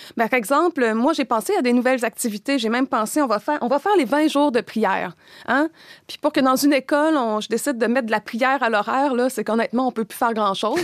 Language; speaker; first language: French; native; French